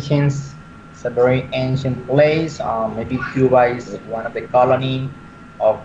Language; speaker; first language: English; non-native, learner; Spanish